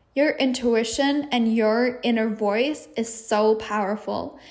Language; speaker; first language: English; non-native, fluent; Czech